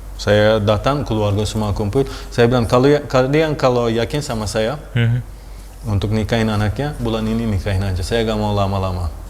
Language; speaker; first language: Indonesian; non-native, fluent; Turkish